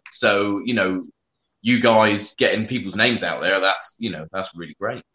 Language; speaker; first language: English; native; English